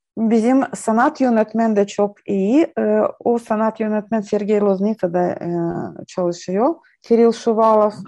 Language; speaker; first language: Turkish; non-native, learner; Ukrainian